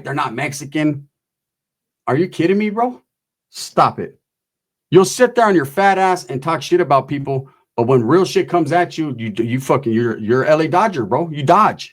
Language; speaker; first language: English; native; English